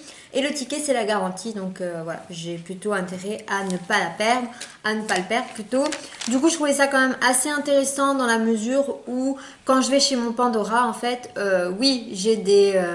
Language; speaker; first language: French; native; French